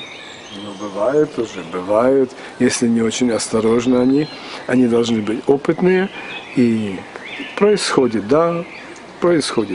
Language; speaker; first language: Russian; native; Russian